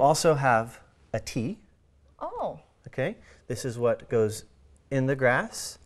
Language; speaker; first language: English; native; English